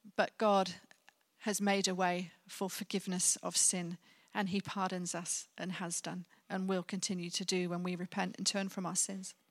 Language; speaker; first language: English; native; English